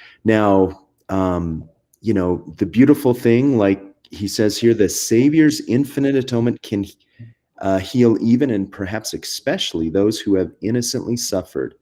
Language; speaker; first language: English; native; English